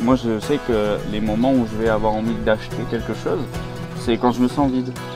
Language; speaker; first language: French; native; French